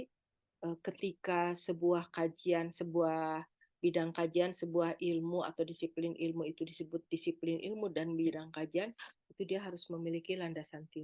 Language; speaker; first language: Indonesian; native; Indonesian